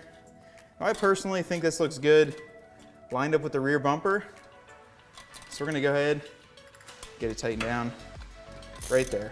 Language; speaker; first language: English; native; English